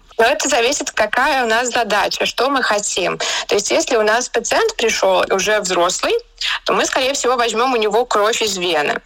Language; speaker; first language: Russian; native; Russian